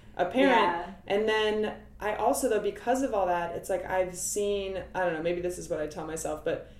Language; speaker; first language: English; native; English